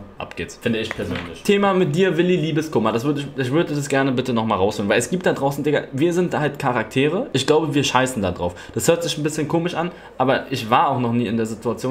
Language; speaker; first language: German; native; German